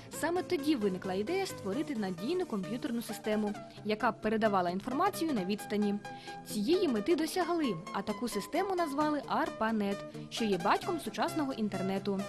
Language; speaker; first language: Ukrainian; native; Ukrainian